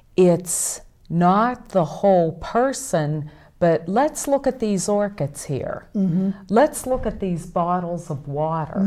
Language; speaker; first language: English; native; English